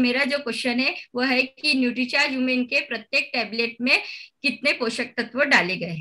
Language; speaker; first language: Hindi; native; Hindi